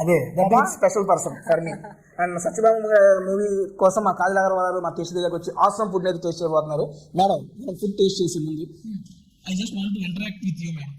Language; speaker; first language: Telugu; native; Telugu